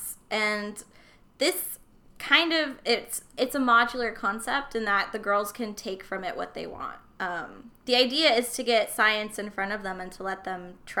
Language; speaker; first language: English; native; English